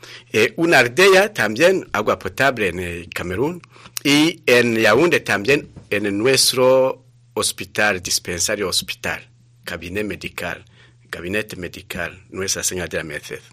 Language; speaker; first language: Spanish; non-native, fluent; Rundi